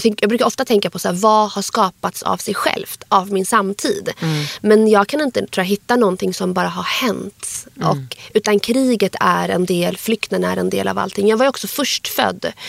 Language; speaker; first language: Swedish; early bilingual, other home language; Arabic